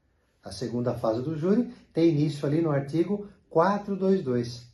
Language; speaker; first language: Portuguese; native; Portuguese